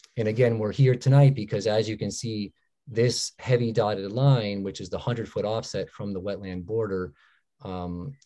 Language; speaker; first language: English; native; English